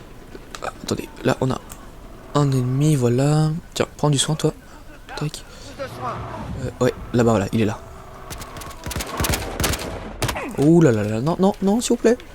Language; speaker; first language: French; native; French